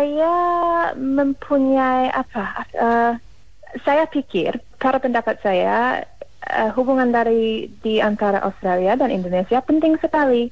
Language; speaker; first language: Indonesian; non-native, fluent; English